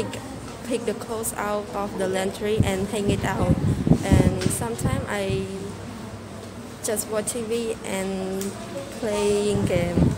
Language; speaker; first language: English; non-native, learner; Khmer